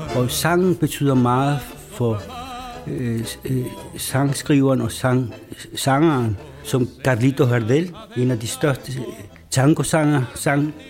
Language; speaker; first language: Danish; non-native, fluent; Spanish